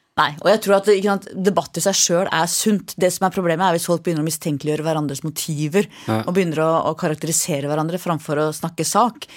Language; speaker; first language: Norwegian; native; Norwegian